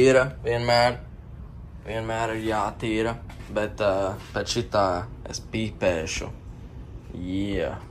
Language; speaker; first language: Latvian; early bilingual, heritage; Latvian